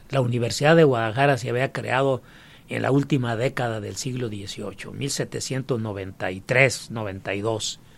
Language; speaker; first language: Spanish; native; Spanish